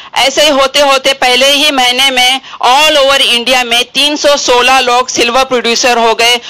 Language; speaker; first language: Hindi; non-native, local second language; Urdu